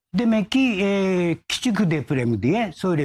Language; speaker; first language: Turkish; non-native, learner; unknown